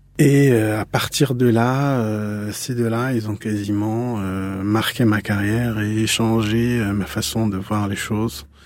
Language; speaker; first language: French; non-native, local second language; Arabic